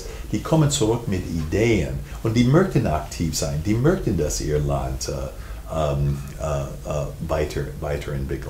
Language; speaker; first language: German; non-native, fluent; English